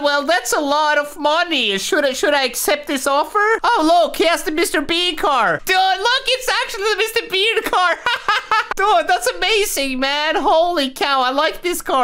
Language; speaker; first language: English; native; English